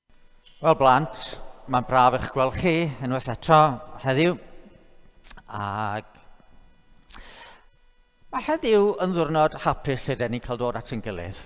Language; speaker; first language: Welsh; native; Welsh